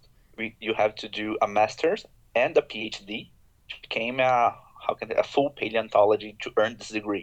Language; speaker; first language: English; non-native, fluent; Portuguese